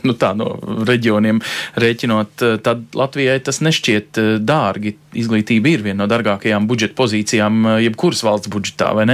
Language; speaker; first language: Latvian; native; Latvian